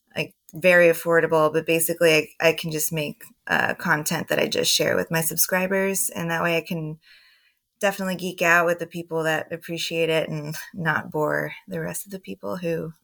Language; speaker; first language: English; native; English